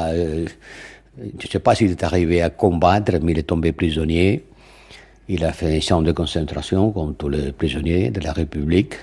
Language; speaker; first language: French; non-native, fluent; Catalan